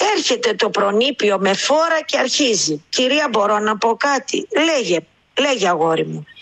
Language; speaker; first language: Greek; native; Greek